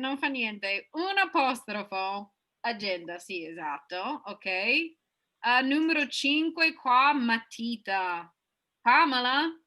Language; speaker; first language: Italian; non-native, fluent; English